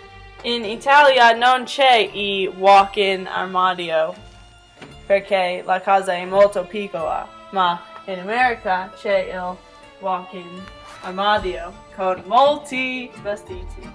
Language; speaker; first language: Italian; non-native, learner; English